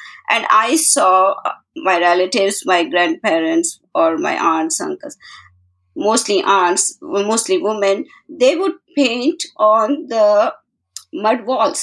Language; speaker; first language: English; non-native, local second language; Hindi